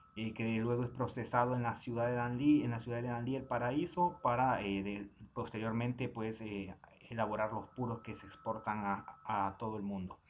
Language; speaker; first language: Spanish; native; Spanish